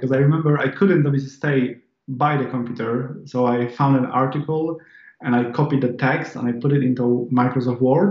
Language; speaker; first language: English; non-native, fluent; Polish